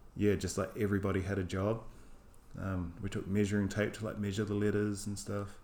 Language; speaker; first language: English; native; English